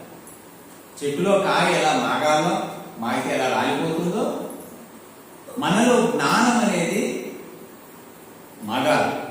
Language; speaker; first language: Telugu; native; Telugu